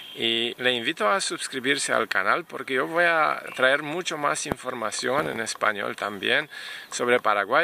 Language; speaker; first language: Spanish; non-native, fluent; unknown